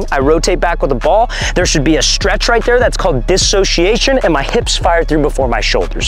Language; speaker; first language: English; native; English